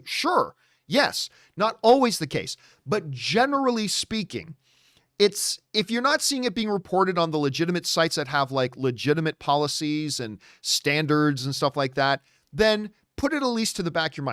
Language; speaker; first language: English; native; English